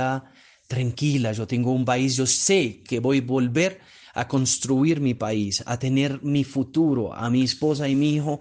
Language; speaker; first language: Spanish; non-native, fluent; Arabic